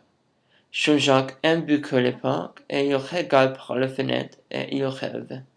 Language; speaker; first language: French; non-native, learner; English